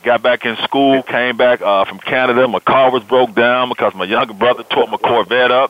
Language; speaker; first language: English; native; English